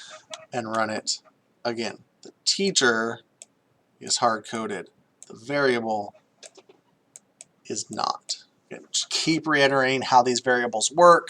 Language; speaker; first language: English; native; English